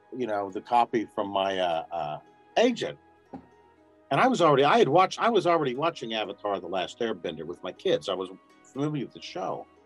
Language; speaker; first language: English; native; English